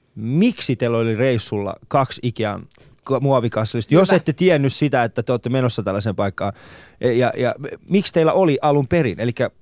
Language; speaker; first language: Finnish; non-native, fluent; Persian